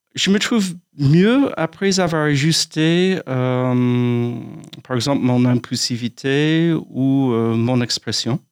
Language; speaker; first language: French; non-native, fluent; English